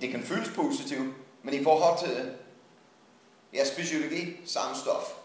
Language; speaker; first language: Danish; non-native, fluent; English